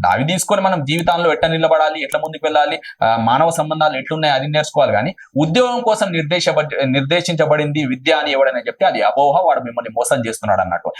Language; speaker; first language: Telugu; non-native, local second language; Urdu